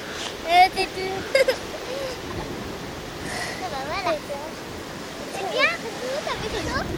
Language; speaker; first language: French; native; French